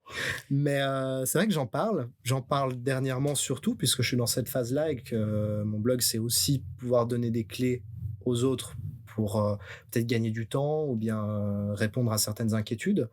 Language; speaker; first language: French; native; French